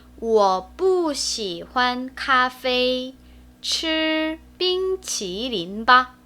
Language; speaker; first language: Chinese; non-native, fluent; Korean